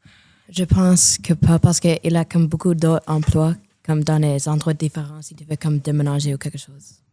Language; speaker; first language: French; non-native, local second language; English